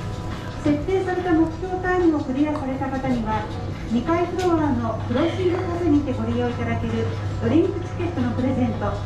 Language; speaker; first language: Japanese; native; Japanese